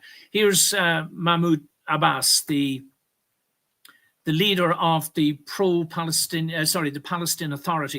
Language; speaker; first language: English; native; English